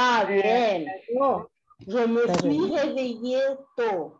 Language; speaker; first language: French; non-native, fluent; Spanish